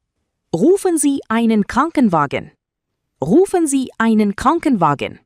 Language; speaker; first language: German; non-native, fluent; Tamil